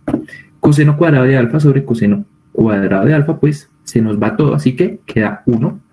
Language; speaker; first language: Spanish; native; Spanish